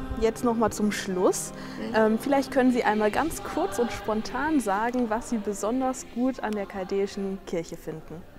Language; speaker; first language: German; native; German